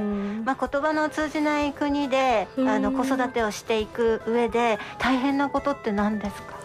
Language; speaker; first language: Japanese; native; Japanese